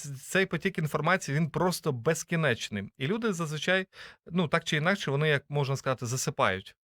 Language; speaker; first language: Ukrainian; native; Ukrainian